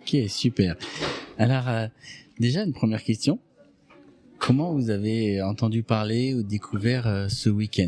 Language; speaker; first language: French; native; French